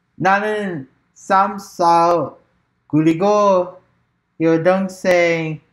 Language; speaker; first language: Korean; non-native, learner; English